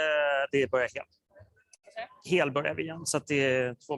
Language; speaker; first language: Swedish; native; Swedish